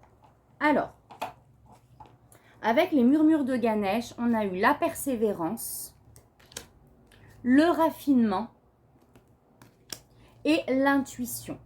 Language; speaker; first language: French; native; French